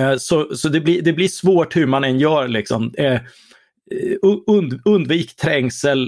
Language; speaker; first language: Swedish; native; Swedish